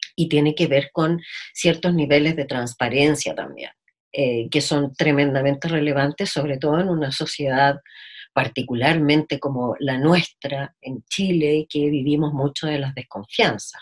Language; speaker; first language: Spanish; native; Spanish